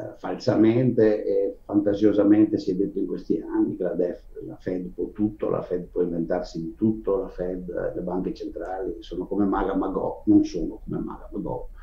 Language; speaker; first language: Italian; native; Italian